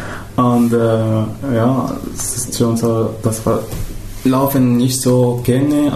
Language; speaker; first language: German; non-native, fluent; Arabic